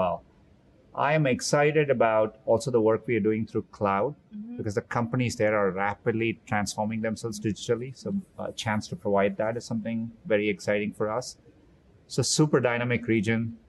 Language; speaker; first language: English; non-native, local second language; Tamil